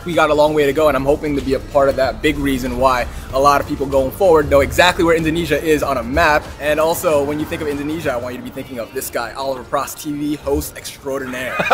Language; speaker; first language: English; early bilingual, other home language; Indonesian